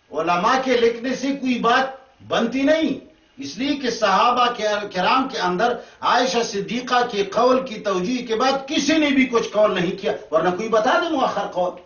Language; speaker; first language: Urdu; non-native, local second language; Pashto